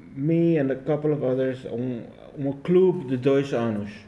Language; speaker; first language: Portuguese; non-native, learner; Afrikaans